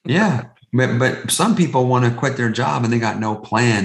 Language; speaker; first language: English; native; English